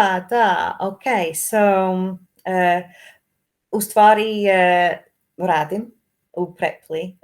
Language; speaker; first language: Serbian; non-native, learner; English